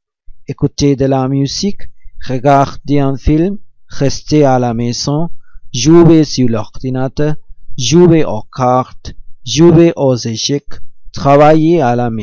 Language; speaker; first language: French; non-native, fluent; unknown